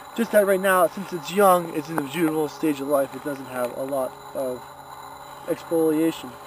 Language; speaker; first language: English; native; English